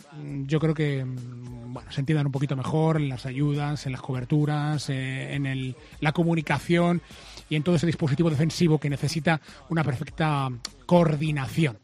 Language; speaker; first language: Spanish; native; Spanish